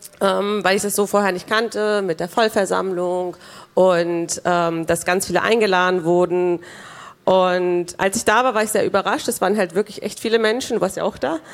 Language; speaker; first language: German; early bilingual, other home language; Kurdish